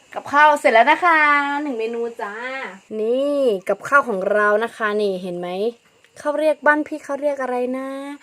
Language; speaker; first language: Thai; non-native, local second language; Karen languages